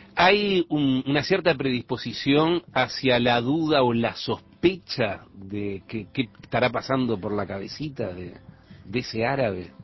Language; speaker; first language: Spanish; native; Spanish